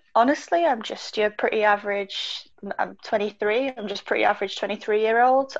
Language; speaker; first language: English; native; English